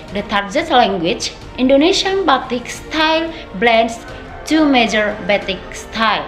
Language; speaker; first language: English; non-native, learner; Indonesian